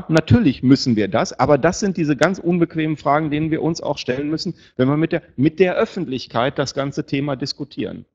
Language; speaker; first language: German; native; German